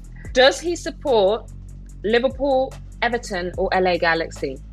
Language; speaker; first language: English; native; English